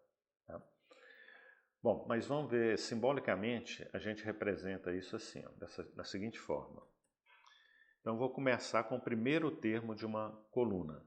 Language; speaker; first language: Portuguese; native; Portuguese